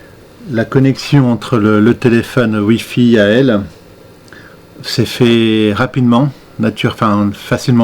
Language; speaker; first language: French; native; French